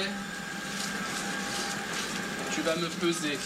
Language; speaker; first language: French; native; French